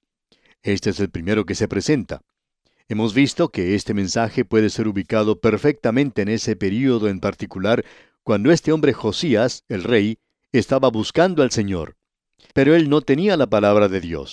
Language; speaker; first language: Spanish; native; Spanish